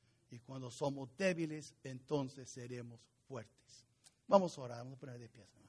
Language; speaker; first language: Spanish; non-native, fluent; English